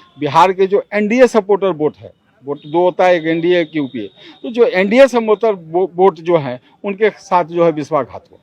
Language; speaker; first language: Hindi; native; Hindi